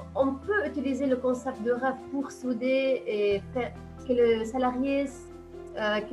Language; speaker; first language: French; non-native, local second language; Arabic